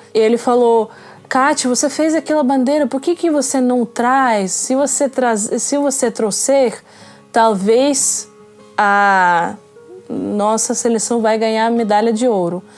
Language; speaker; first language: Portuguese; non-native, fluent; Russian